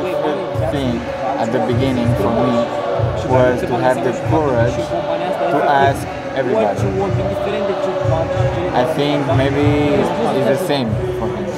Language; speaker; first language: English; non-native, fluent; Romanian